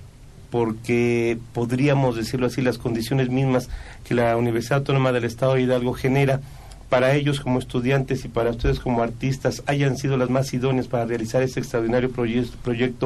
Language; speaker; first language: Spanish; native; Spanish